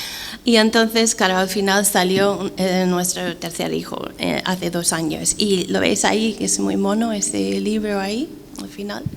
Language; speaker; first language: Spanish; non-native, fluent; English